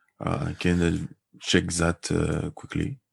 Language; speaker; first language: English; non-native, learner; French